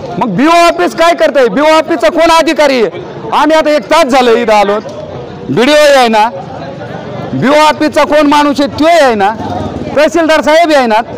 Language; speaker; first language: Marathi; native; Marathi